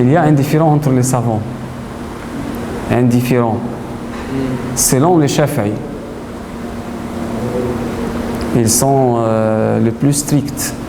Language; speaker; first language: French; non-native, fluent; Arabic